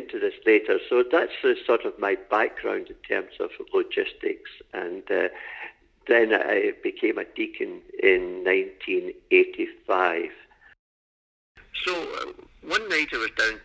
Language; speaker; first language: English; native; English